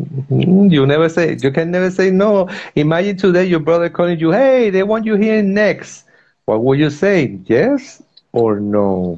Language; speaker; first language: English; non-native, fluent; Spanish